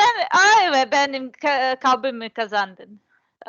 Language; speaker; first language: Turkish; non-native, learner; Serbian